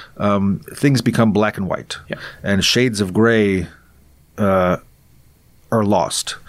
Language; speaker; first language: English; non-native, fluent; Russian